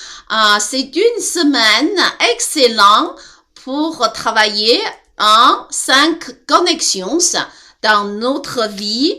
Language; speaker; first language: French; non-native, learner; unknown